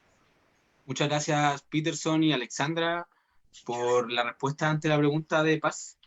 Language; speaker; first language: Spanish; native; Spanish